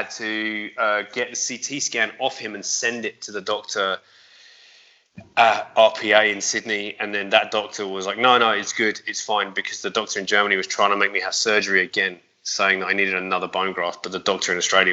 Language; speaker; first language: English; native; English